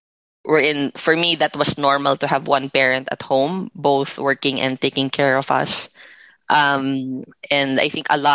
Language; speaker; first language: English; non-native, local second language; Filipino